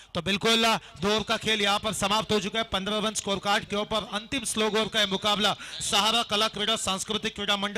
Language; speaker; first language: Hindi; non-native, local second language; Marathi